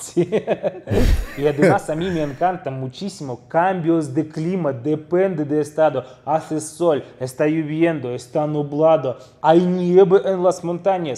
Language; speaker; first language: Spanish; non-native, fluent; Russian